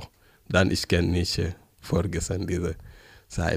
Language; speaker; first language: German; non-native, learner; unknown